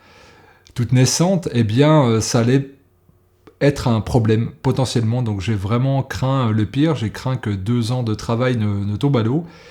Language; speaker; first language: French; native; French